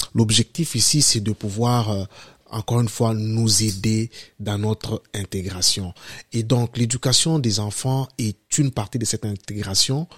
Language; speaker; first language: French; non-native, local second language; Lingala